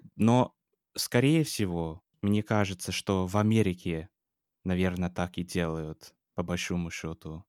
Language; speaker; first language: Russian; non-native, fluent; English